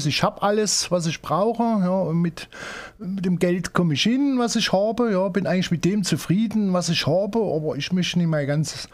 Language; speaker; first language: German; native; German